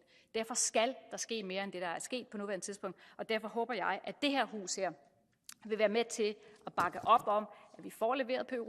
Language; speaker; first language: Danish; native; Danish